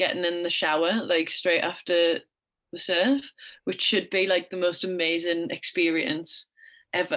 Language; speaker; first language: English; native; English